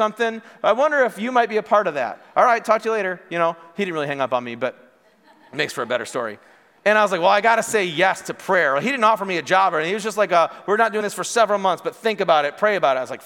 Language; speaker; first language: English; native; English